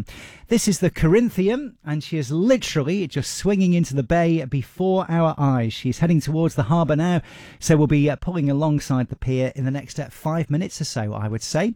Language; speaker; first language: English; native; English